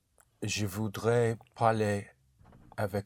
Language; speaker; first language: French; non-native, learner; English